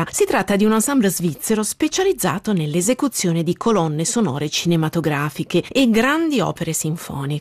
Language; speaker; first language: Italian; native; Italian